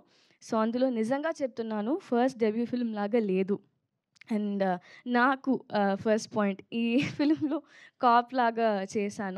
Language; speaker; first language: Telugu; non-native, learner; Tamil